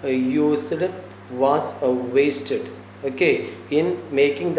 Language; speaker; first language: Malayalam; native; Malayalam